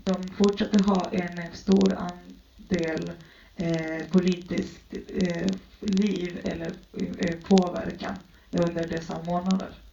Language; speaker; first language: Swedish; early bilingual, other home language; Spanish